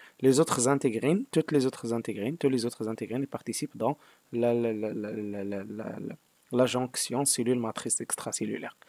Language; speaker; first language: French; non-native, local second language; Arabic